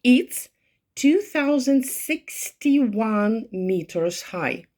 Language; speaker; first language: English; non-native, fluent; Ukrainian